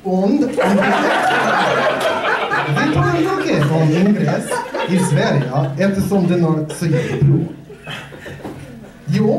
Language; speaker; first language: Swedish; non-native, learner; English